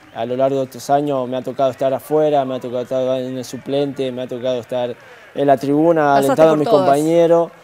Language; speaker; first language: Spanish; native; Spanish